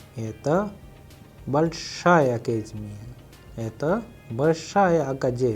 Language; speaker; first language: Russian; non-native, fluent; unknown